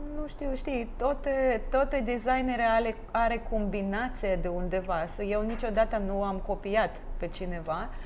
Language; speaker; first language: Romanian; non-native, learner; Russian